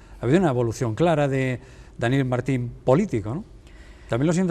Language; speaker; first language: Spanish; native; Spanish